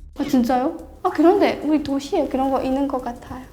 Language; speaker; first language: Korean; non-native, learner; Burmese